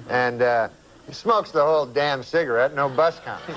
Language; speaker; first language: English; native; English